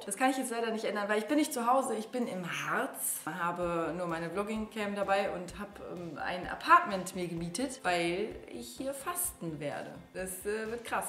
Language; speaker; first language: German; native; German